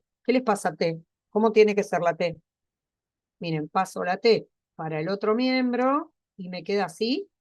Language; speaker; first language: Spanish; native; Spanish